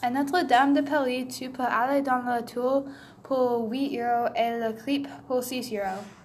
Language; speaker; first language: French; non-native, learner; English